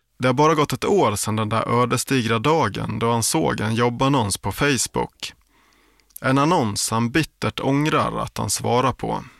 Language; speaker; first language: Swedish; native; Swedish